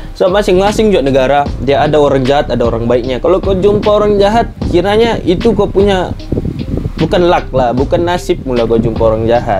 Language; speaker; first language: Malay; native; Malay